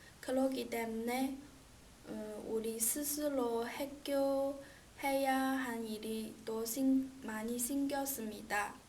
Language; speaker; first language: Korean; non-native, learner; Chinese